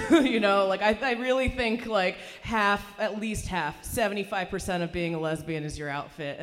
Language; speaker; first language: English; early bilingual, other home language; Persian